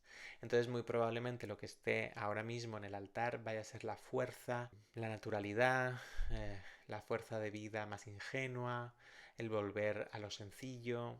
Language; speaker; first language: Spanish; native; Spanish